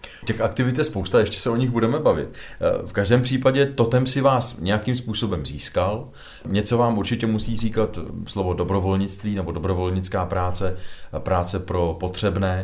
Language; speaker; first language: Czech; native; Czech